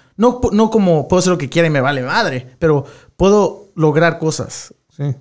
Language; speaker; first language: Spanish; early bilingual, heritage; Spanish